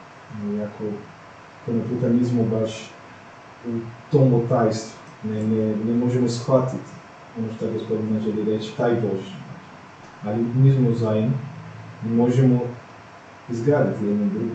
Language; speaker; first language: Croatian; non-native, fluent; Portuguese